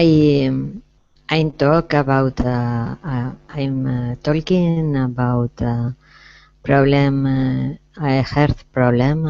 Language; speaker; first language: English; non-native, learner; Spanish